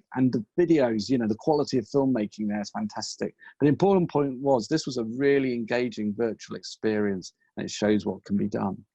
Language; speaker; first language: English; native; English